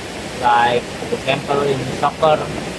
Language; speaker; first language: English; non-native, learner; Indonesian